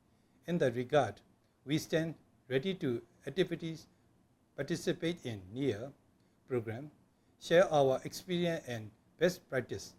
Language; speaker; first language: English; non-native, local second language; Burmese